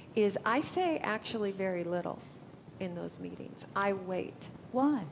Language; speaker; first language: English; native; English